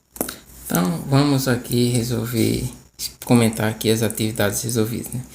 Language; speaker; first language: Portuguese; native; Portuguese